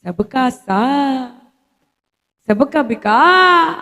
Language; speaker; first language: Hindi; non-native, local second language; Bangla